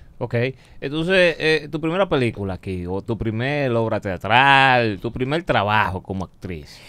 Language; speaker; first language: Spanish; native; Spanish